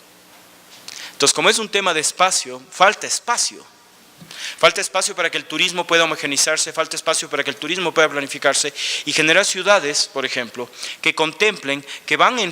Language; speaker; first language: Spanish; native; Spanish